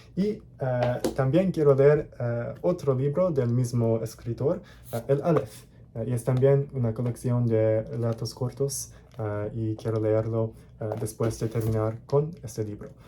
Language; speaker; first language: Spanish; non-native, learner; English